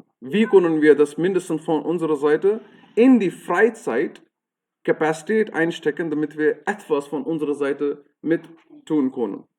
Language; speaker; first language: German; non-native, fluent; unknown